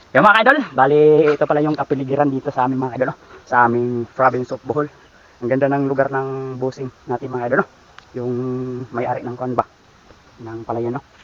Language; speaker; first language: Filipino; non-native, local second language; Cebuano